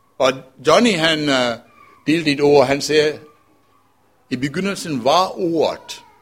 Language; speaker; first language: Danish; non-native, fluent; Sinhala